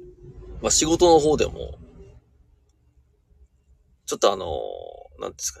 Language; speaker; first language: Japanese; native; Japanese